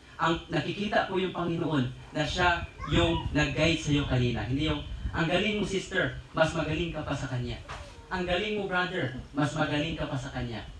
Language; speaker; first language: Filipino; native; Filipino